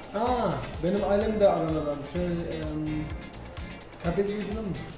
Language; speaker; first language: Turkish; early bilingual, heritage; Turkish